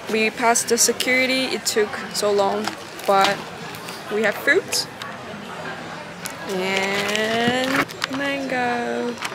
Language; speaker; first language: English; non-native, fluent; Korean